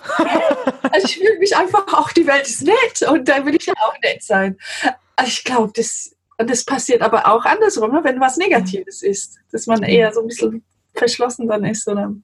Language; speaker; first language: German; non-native, fluent; English